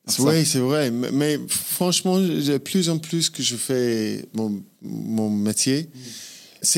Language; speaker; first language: French; non-native, fluent; English